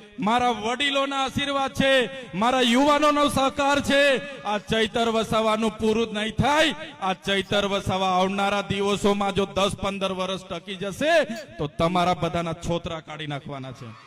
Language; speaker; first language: Gujarati; non-native, local second language; Vasavi